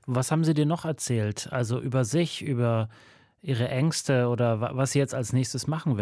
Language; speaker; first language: German; native; German